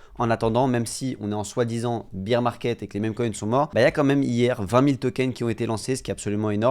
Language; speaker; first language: French; native; French